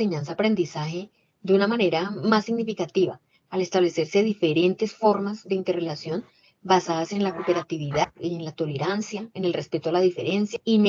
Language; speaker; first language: Spanish; native; Spanish